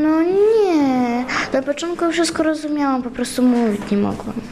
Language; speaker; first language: Polish; early bilingual, other home language; Ukrainian